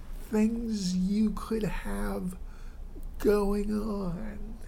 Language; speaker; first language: English; native; English